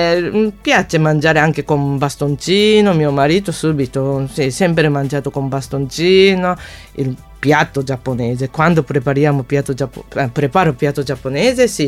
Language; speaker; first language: Italian; non-native, fluent; Japanese